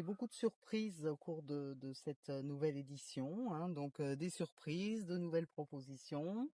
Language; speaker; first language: French; native; French